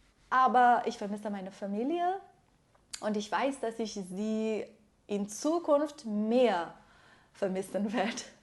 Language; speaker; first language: German; non-native, fluent; Persian